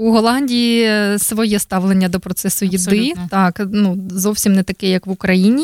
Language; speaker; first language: Ukrainian; native; Ukrainian